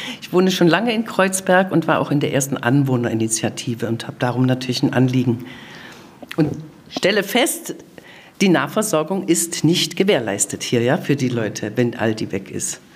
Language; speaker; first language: German; native; German